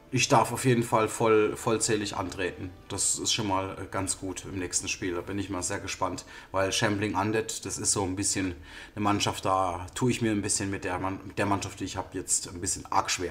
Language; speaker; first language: German; native; German